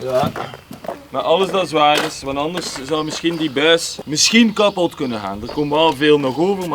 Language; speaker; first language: Dutch; native; Dutch